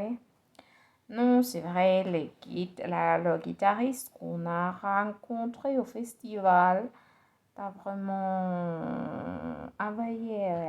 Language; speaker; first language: French; non-native, learner; Spanish